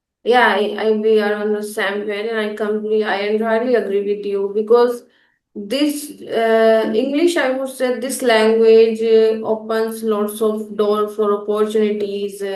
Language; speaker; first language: English; non-native, local second language; Hindi